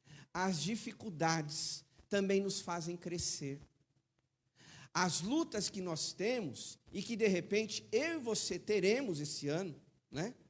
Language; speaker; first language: Portuguese; native; Portuguese